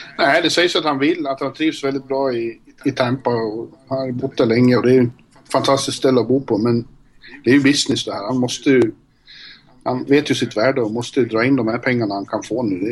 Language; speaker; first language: Swedish; native; Swedish